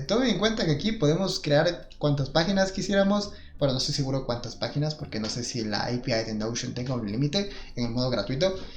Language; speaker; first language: Spanish; native; Spanish